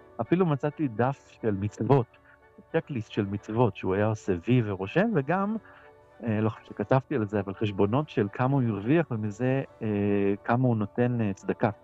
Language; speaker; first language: Hebrew; native; Hebrew